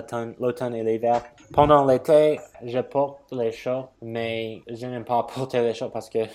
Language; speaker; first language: French; non-native, fluent; English